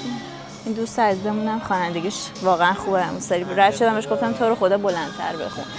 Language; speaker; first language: Persian; native; Persian